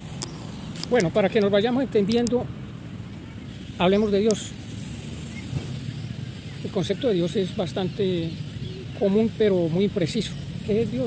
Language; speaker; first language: Spanish; native; Spanish